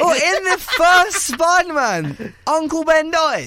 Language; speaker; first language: English; native; English